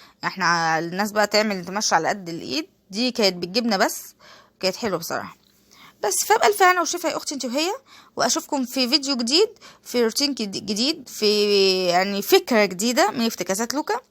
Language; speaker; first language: Arabic; native; Arabic